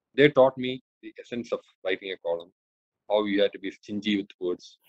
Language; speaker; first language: English; non-native, local second language; Malayalam